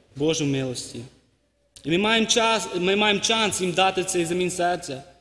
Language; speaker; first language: Ukrainian; early bilingual, heritage; Ukrainian